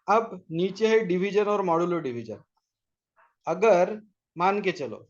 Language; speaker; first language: Hindi; non-native, local second language; Marathi